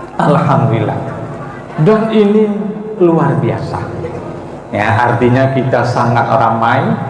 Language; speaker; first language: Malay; non-native, local second language; Achinese